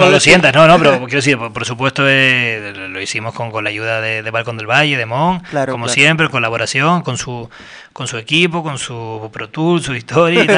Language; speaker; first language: Spanish; native; Spanish